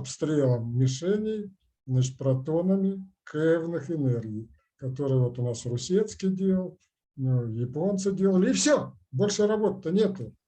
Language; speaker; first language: Russian; native; Russian